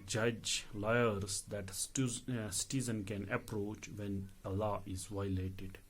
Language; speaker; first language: English; non-native, local second language; Hindi